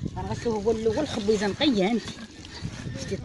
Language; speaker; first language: Arabic; native; Arabic